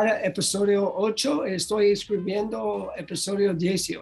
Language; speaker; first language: Spanish; non-native, learner; English